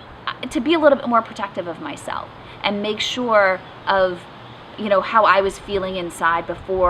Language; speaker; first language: English; native; English